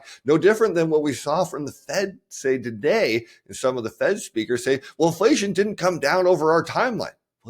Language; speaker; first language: English; native; English